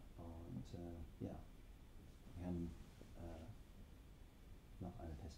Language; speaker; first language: German; non-native, fluent; English